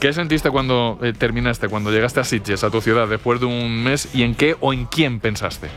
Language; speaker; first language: Spanish; native; Spanish